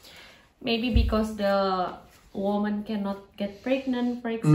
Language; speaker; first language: English; non-native, fluent; Indonesian